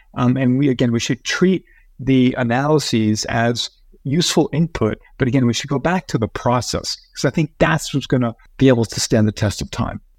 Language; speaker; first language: English; early bilingual, other home language; Spanish